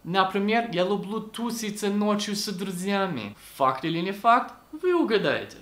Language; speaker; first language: Russian; non-native, fluent; English